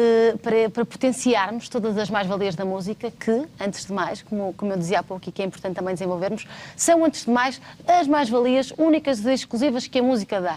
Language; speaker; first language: Portuguese; native; Portuguese